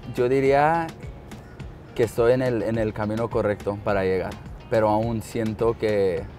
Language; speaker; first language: Spanish; early bilingual, heritage; Spanish